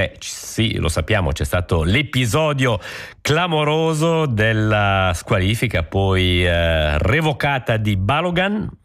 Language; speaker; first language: Italian; native; Italian